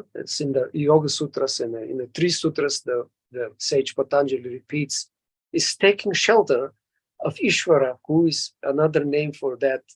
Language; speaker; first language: English; non-native, fluent; Bulgarian